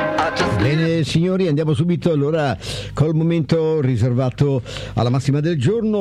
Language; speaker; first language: Italian; native; Italian